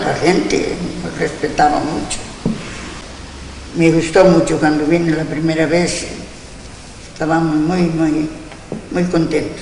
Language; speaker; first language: Spanish; non-native, local second language; Galician